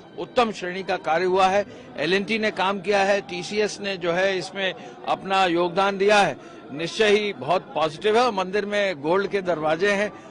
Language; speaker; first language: Hindi; native; Hindi